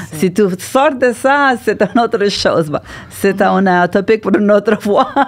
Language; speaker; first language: French; non-native, learner; Spanish